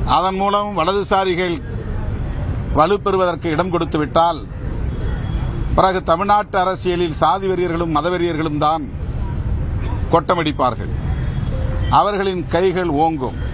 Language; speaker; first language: Tamil; native; Tamil